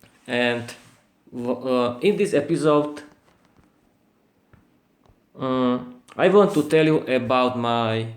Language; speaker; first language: English; non-native, learner; Slovak